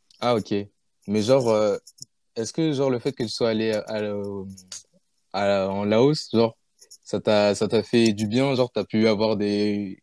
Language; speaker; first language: French; early bilingual, other home language; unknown